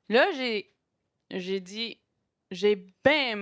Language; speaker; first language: French; non-native, local second language; English